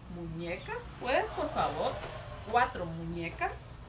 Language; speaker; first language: Spanish; native; Spanish